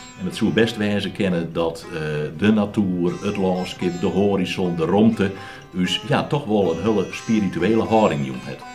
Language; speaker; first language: Dutch; non-native, local second language; Western Frisian